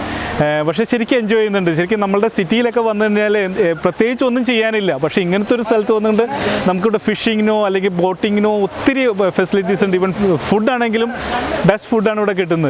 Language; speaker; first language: Malayalam; native; Malayalam